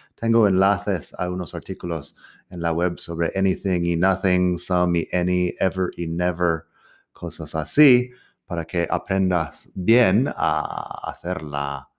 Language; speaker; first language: Spanish; non-native, fluent; English